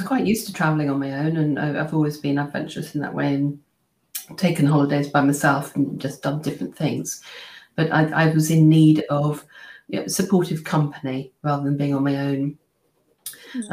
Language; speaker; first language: English; native; English